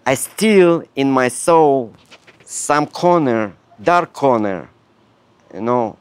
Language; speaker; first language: English; non-native, learner; Russian